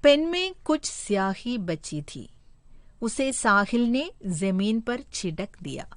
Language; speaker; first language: Hindi; non-native, local second language; Malayalam